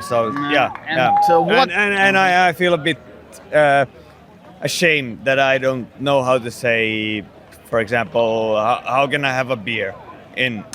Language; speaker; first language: English; non-native, fluent; Polish